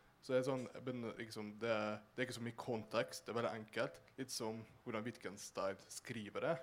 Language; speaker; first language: Norwegian; non-native, learner; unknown